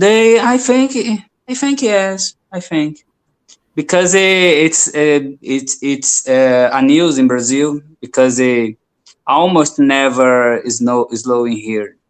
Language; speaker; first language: English; non-native, learner; Portuguese